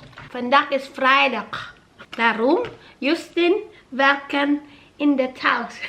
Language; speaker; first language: Dutch; non-native, learner; Filipino